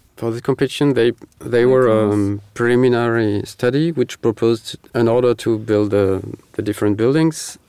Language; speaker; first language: English; non-native, fluent; French